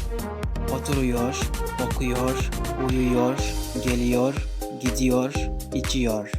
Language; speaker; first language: Turkish; non-native, fluent; Kyrgyz